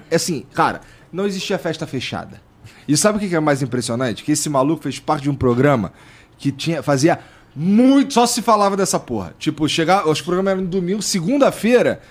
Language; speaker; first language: Portuguese; native; Portuguese